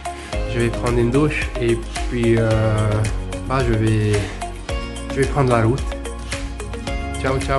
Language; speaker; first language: French; non-native, fluent; Hungarian